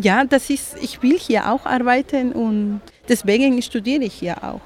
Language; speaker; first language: German; non-native, fluent; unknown